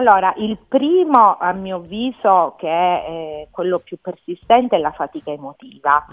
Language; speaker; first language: Italian; native; Italian